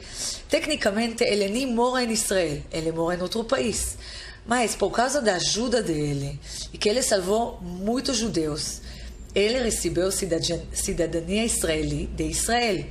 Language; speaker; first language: Portuguese; non-native, fluent; Hebrew